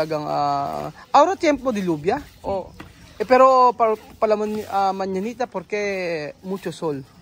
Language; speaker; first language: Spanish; non-native, learner; Filipino